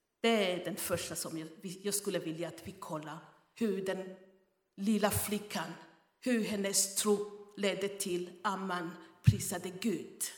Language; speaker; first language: Swedish; non-native, fluent; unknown